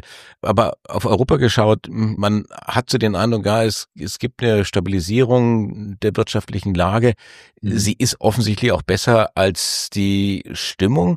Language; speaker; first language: German; native; German